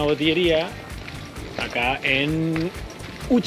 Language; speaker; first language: Spanish; native; Spanish